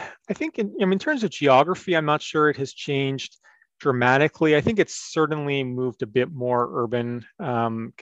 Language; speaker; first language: English; native; English